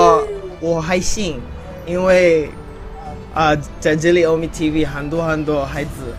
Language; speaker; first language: Chinese; non-native, learner; Filipino